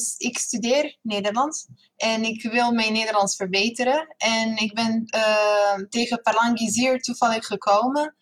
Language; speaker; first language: Dutch; non-native, fluent; Serbian